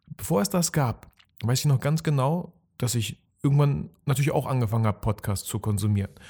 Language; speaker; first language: German; early bilingual, other home language; Russian